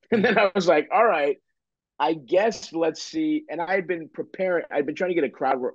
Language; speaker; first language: English; native; English